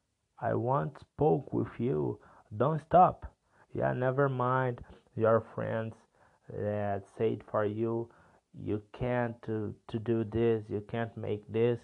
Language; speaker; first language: English; non-native, learner; Portuguese